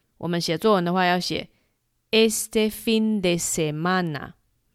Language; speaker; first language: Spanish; non-native, fluent; Chinese